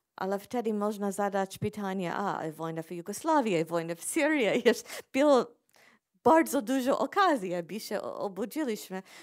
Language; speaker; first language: Polish; non-native, fluent; English